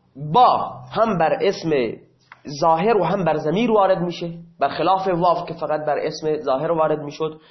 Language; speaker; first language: Persian; non-native, local second language; Baluchi